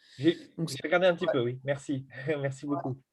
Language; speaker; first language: French; native; French